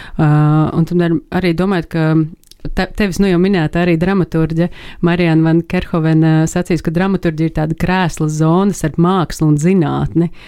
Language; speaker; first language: Latvian; native; Latvian